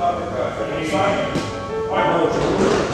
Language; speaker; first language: French; non-native, learner; Portuguese